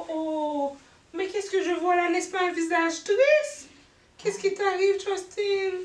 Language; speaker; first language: French; native; French